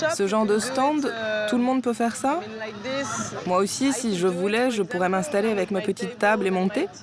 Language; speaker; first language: French; native; French